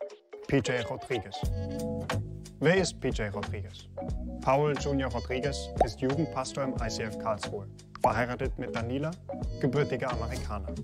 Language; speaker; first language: German; native; German